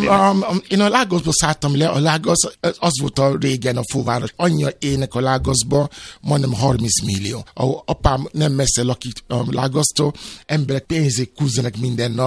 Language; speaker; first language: Hungarian; non-native, fluent; Yoruba